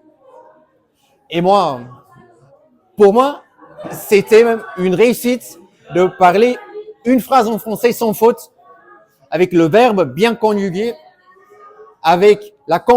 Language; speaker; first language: French; non-native, fluent; German